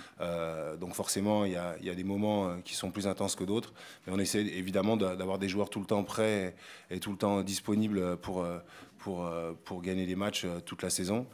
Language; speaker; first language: French; native; French